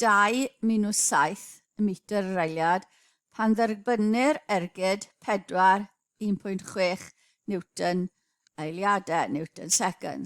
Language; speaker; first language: Welsh; native; Welsh